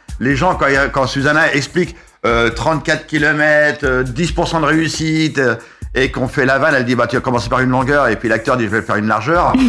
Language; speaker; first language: French; native; French